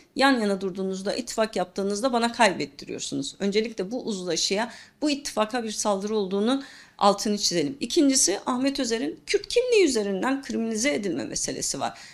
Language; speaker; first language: Turkish; non-native, local second language; Kurdish